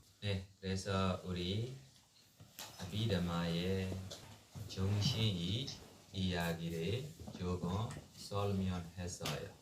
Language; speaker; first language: Korean; non-native, learner; Burmese